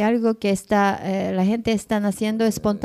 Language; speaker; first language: Spanish; non-native, learner; Japanese